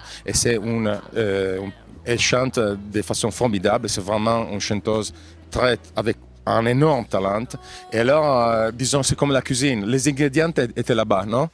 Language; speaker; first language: French; non-native, fluent; Italian